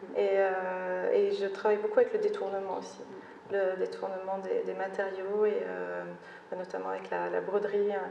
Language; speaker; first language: French; native; French